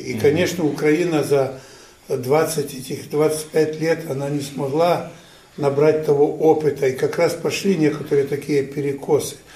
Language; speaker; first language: Russian; non-native, fluent; Ukrainian